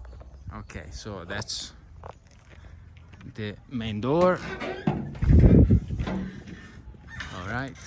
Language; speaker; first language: English; non-native, fluent; Italian